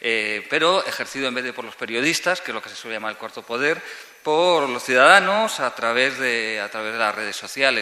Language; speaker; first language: Spanish; native; Spanish